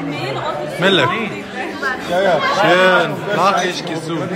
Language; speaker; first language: German; non-native, learner; Tibetan